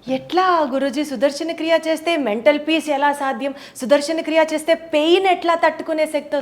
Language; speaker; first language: Telugu; native; Telugu